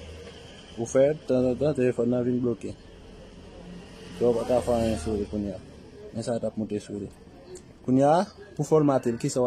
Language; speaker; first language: French; non-native, learner; Haitian Creole